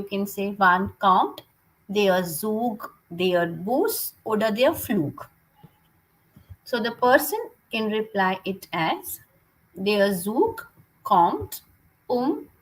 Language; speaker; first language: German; non-native, fluent; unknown